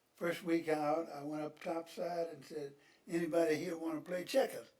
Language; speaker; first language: English; native; English